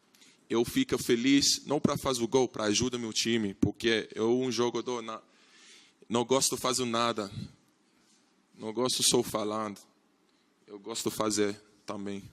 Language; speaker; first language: Portuguese; non-native, learner; English